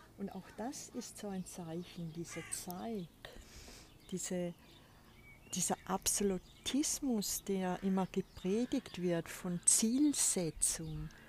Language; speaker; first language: German; native; German